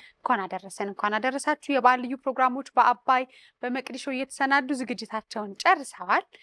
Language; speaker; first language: Amharic; native; Amharic